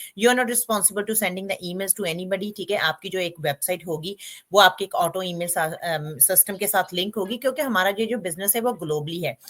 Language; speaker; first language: Hindi; non-native, local second language; Punjabi